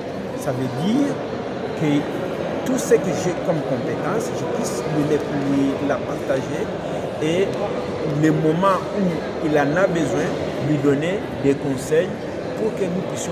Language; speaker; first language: French; non-native, local second language; Swahili